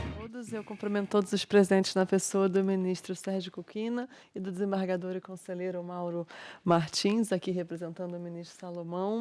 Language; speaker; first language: Portuguese; native; Portuguese